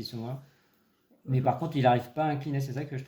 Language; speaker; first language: French; native; French